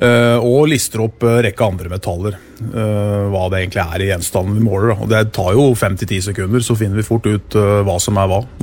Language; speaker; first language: Norwegian; native; Norwegian